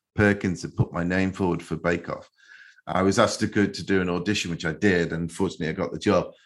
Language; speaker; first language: English; native; English